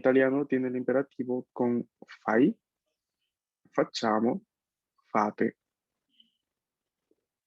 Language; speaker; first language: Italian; non-native, fluent; Spanish